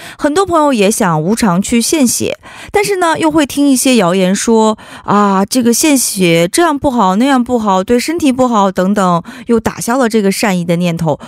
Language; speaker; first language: Chinese; native; Chinese